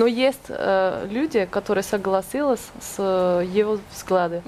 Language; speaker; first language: Russian; non-native, fluent; Norwegian